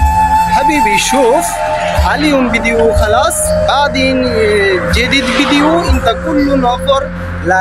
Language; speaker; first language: Arabic; non-native, learner; Bangla